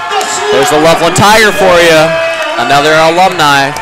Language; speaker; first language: English; native; English